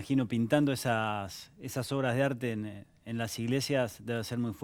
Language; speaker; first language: Spanish; native; Spanish